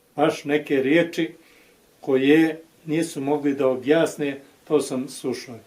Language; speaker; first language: Bosnian; native; Bosnian